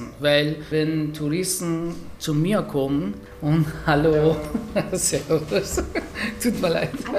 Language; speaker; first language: German; non-native, fluent; Persian